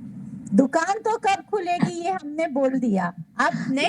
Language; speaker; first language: Hindi; native; Hindi